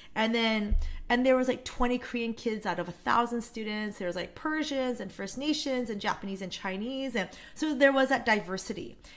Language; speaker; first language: English; non-native, fluent; Korean